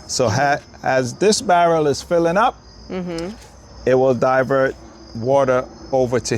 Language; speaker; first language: English; native; English